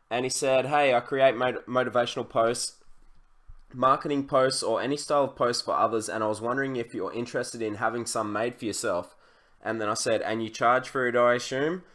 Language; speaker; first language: English; native; English